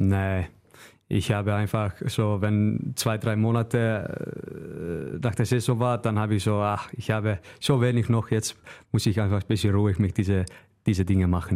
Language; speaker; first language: German; non-native, learner; Icelandic